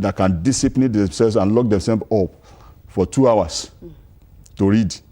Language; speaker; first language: English; non-native, local second language; Yoruba